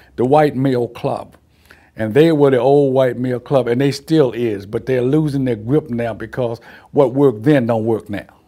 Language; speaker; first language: English; native; English